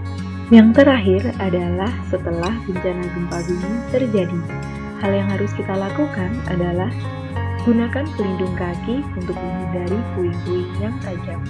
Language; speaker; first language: Indonesian; native; Indonesian